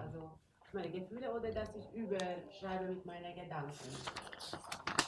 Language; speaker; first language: German; non-native, learner; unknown